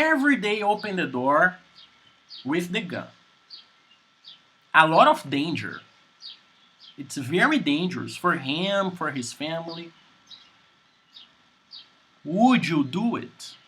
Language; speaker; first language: English; non-native, fluent; Portuguese